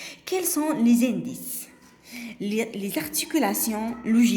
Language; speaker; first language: French; non-native, local second language; Arabic